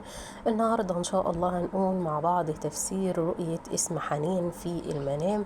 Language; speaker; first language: Arabic; native; Arabic